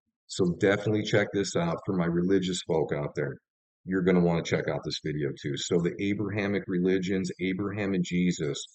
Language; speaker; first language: English; native; English